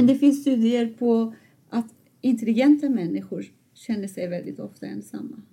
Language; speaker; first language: Swedish; non-native, fluent; Persian